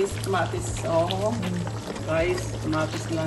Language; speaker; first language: Filipino; non-native, learner; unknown